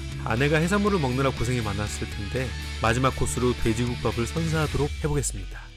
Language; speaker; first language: Korean; native; Korean